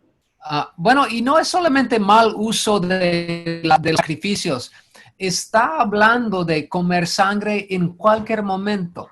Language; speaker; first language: Spanish; non-native, fluent; English